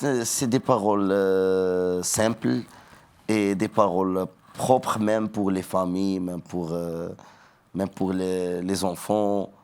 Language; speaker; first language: French; non-native, learner; Arabic